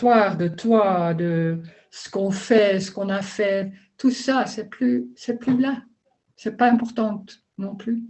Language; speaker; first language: French; non-native, learner; Dutch